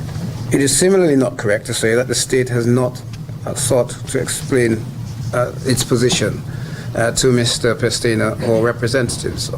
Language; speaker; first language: English; native; English